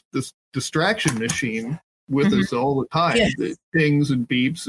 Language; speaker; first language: English; native; English